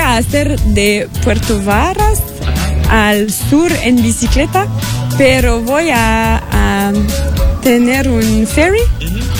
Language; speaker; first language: Spanish; non-native, learner; French